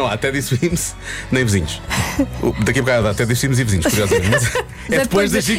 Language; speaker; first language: Portuguese; native; Portuguese